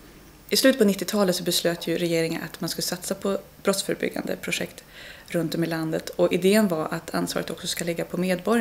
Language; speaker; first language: Swedish; native; Swedish